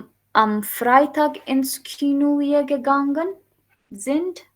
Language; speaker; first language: German; non-native, fluent; Urdu